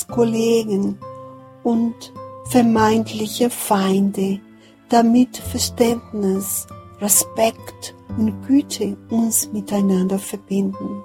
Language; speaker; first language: German; non-native, fluent; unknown